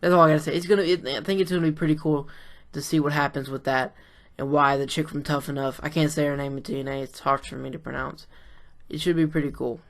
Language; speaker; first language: English; native; English